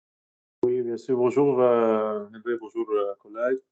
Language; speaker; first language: French; non-native, fluent; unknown